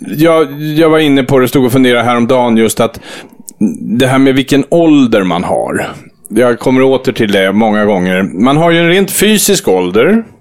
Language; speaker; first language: Swedish; native; Swedish